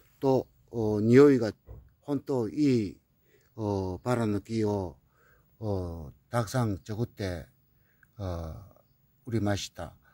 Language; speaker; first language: Japanese; non-native, learner; Korean